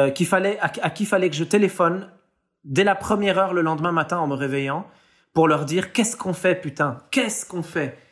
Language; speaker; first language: French; native; French